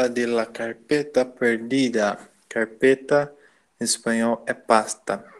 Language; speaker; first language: Spanish; non-native, learner; Portuguese